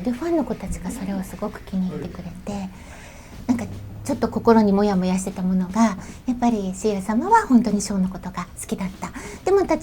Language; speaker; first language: Japanese; native; Japanese